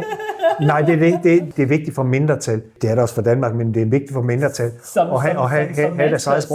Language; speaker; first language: Danish; native; Danish